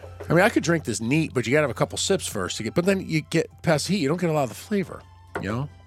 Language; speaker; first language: English; native; English